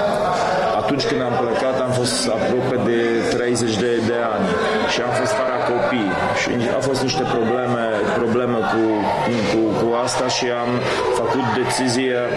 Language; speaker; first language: Romanian; non-native, fluent; Polish